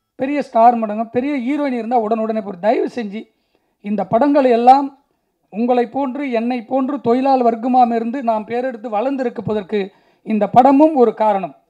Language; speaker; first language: Tamil; native; Tamil